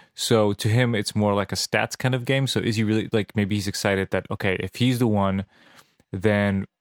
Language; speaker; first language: English; non-native, fluent; Serbian